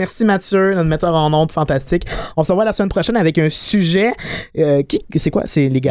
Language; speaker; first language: French; native; French